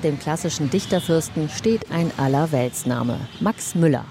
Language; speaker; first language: German; native; German